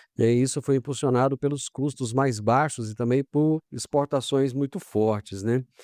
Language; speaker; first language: Portuguese; native; Portuguese